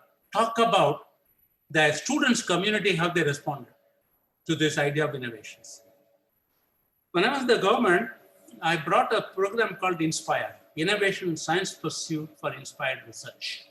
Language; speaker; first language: English; non-native, local second language; Tamil